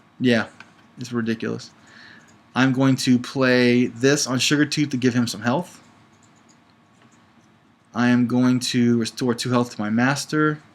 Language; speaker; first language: English; native; English